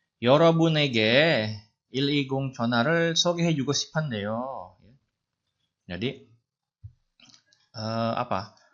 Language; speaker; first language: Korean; non-native, fluent; Indonesian